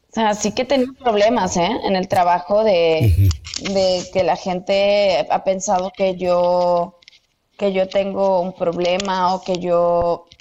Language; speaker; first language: Spanish; native; Spanish